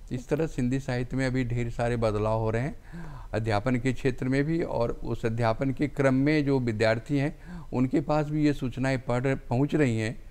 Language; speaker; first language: Hindi; native; Hindi